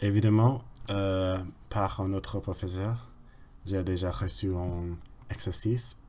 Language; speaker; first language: French; non-native, learner; English